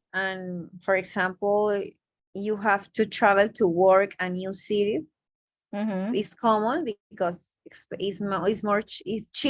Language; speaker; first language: English; non-native, learner; Spanish